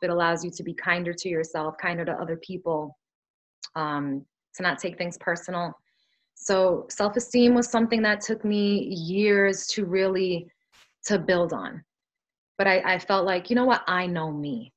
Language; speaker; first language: English; early bilingual, other home language; Spanish